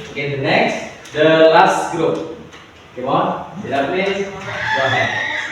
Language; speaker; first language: English; non-native, learner; Indonesian